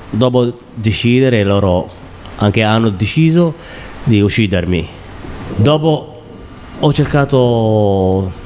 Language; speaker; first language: Italian; non-native, learner; Somali